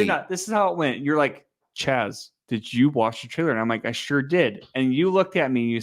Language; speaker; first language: English; native; English